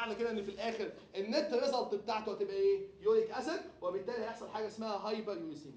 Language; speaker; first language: Arabic; native; Arabic